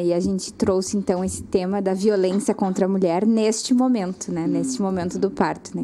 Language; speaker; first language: Portuguese; native; Portuguese